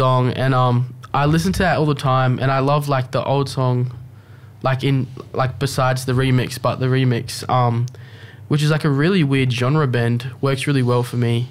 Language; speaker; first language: English; native; English